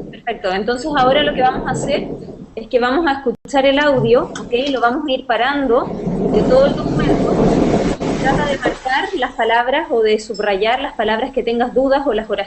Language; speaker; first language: Spanish; native; Spanish